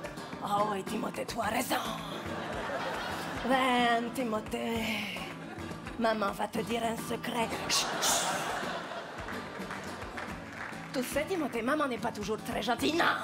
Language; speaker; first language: French; native; French